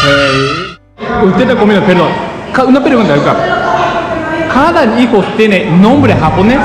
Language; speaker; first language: Spanish; non-native, learner; Japanese